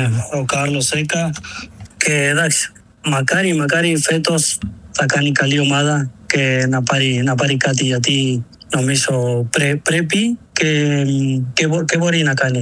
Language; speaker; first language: Greek; non-native, learner; Spanish